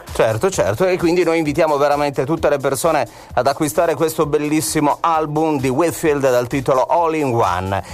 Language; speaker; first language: Italian; native; Italian